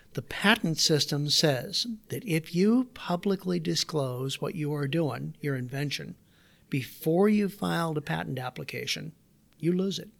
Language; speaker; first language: English; native; English